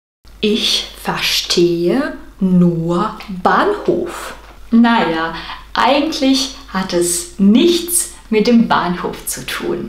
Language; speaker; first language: German; non-native, fluent; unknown